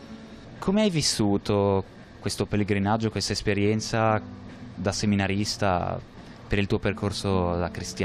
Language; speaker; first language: Italian; native; Italian